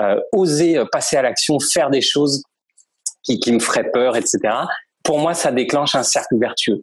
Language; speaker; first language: French; native; French